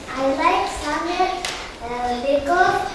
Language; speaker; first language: English; non-native, learner; Kazakh